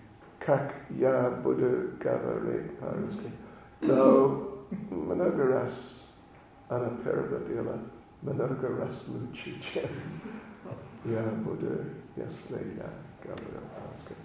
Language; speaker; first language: Russian; non-native, learner; English